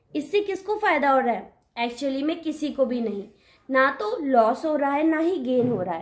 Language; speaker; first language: Hindi; native; Hindi